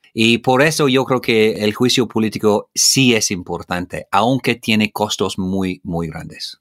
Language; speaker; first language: Spanish; non-native, fluent; English